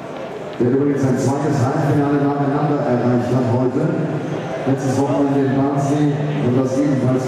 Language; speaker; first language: German; native; German